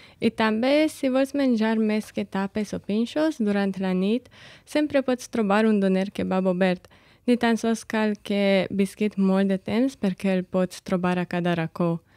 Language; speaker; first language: Catalan; non-native, learner; Romanian